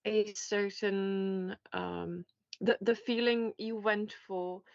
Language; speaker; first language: English; non-native, fluent; Czech